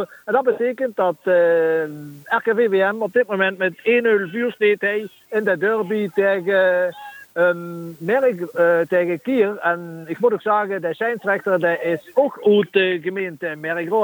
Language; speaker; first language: Dutch; native; Dutch